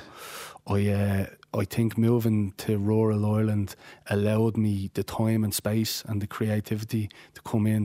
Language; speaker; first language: English; native; English